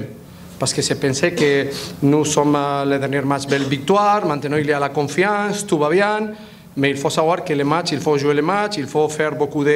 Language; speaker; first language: French; non-native, fluent; Spanish